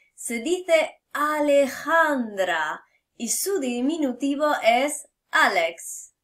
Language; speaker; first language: Spanish; native; Spanish